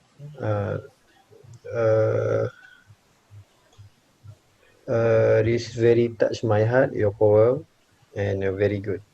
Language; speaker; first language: English; non-native, learner; Malay